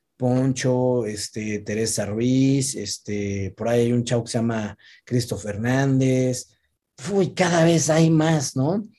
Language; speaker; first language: Spanish; native; Spanish